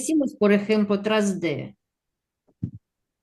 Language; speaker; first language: Spanish; non-native, learner; Russian